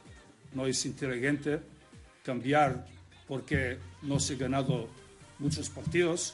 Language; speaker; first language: Spanish; non-native, learner; Serbian